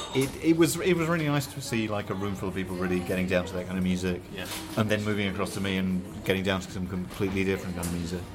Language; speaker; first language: English; native; English